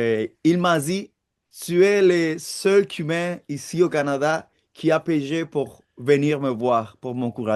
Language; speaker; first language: French; non-native, fluent; Spanish